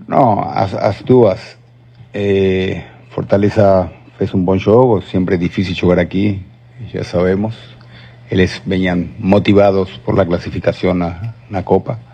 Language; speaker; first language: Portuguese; non-native, learner; Spanish